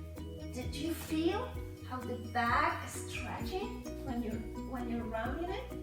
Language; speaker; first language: English; non-native, fluent; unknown